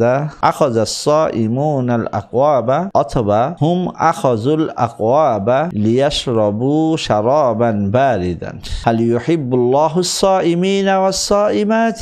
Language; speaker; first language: Arabic; non-native, fluent; Bangla